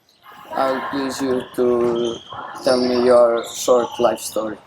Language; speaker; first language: English; non-native, learner; Serbian